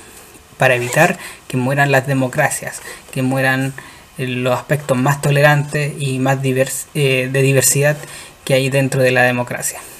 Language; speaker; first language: Spanish; native; Spanish